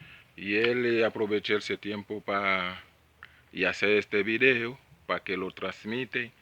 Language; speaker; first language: Spanish; non-native, learner; Haitian Creole